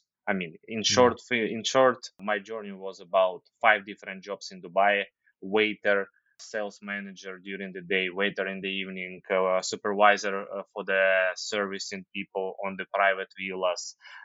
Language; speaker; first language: English; non-native, fluent; Ukrainian